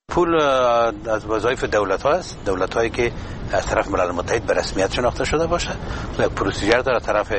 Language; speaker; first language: Persian; native; Persian